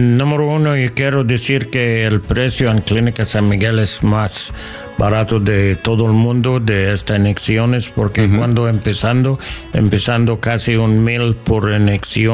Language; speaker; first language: Spanish; non-native, learner; English